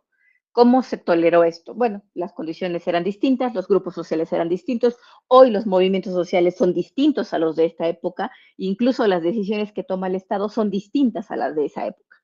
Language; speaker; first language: Spanish; native; Spanish